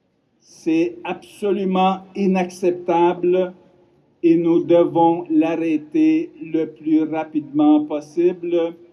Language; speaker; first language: French; non-native, local second language; Ukrainian